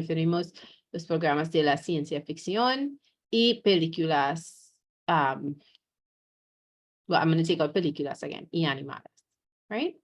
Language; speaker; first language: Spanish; non-native, fluent; English